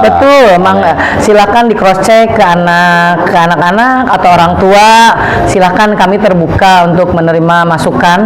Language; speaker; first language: Indonesian; native; Indonesian